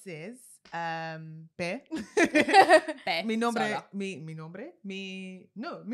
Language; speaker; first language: Spanish; non-native, learner; English